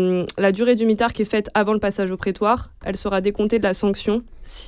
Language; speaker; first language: French; native; French